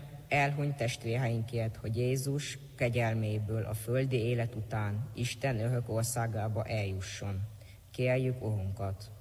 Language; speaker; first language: Hungarian; native; Hungarian